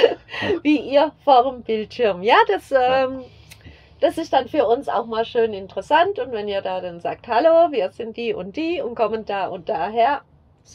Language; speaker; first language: German; native; German